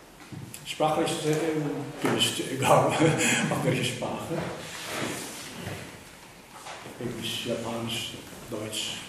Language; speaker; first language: German; non-native, fluent; Japanese